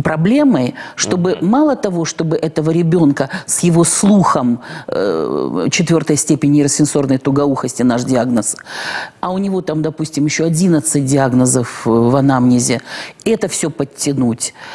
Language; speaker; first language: Russian; native; Russian